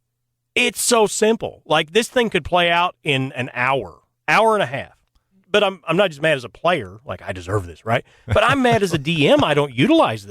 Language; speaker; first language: English; native; English